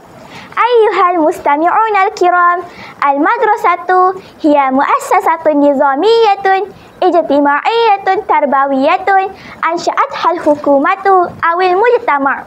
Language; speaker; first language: Arabic; non-native, learner; Malay